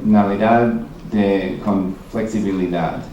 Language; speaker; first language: Spanish; non-native, fluent; English